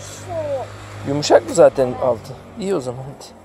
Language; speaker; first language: Turkish; native; Turkish